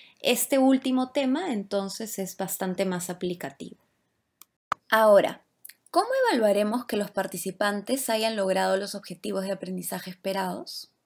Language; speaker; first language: Spanish; native; Spanish